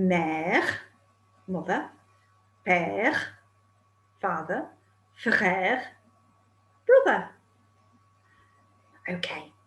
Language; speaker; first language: French; non-native, fluent; English